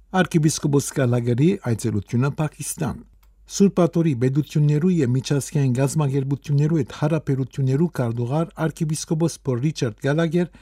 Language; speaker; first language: Armenian; early bilingual, heritage; Armenian